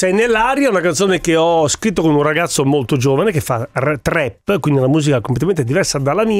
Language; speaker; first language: Italian; native; Italian